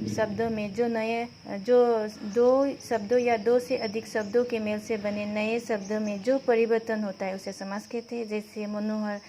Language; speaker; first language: Hindi; non-native, local second language; Assamese